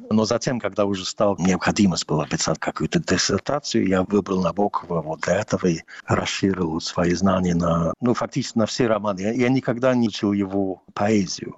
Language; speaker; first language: Russian; non-native, fluent; English